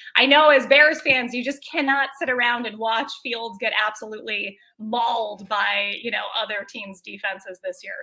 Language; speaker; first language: English; native; English